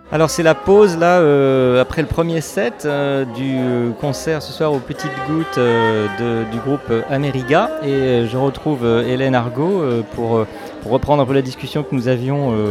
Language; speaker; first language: French; native; French